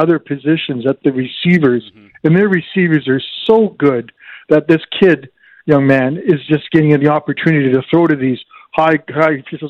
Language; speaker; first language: English; native; English